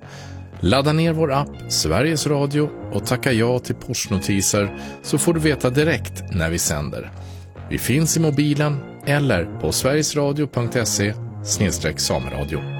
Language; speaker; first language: Swedish; native; Swedish